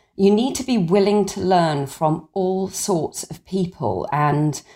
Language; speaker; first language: English; native; English